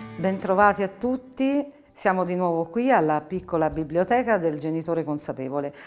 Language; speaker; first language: Italian; non-native, fluent; Arabic